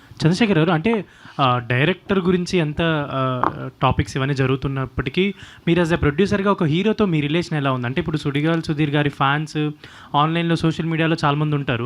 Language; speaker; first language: Telugu; native; Telugu